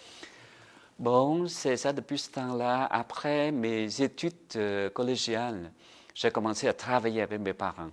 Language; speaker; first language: French; non-native, fluent; Vietnamese